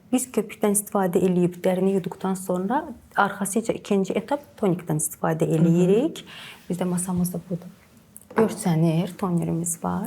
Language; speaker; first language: Azerbaijani; native; Azerbaijani